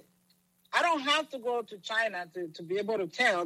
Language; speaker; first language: English; non-native, local second language; Kinyarwanda